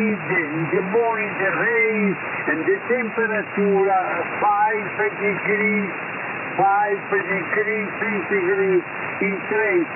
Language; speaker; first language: English; non-native, learner; Italian